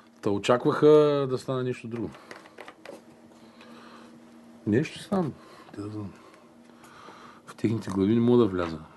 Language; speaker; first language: Bulgarian; native; Bulgarian